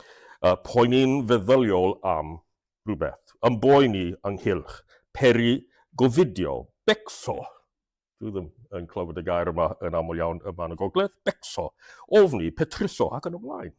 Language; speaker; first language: Welsh; non-native, fluent; English